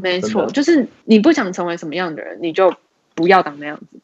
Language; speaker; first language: Chinese; native; Chinese